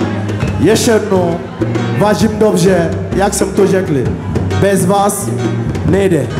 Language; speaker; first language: Czech; non-native, learner; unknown